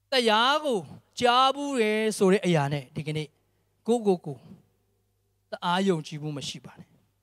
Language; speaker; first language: Burmese; non-native, local second language; Tedim Chin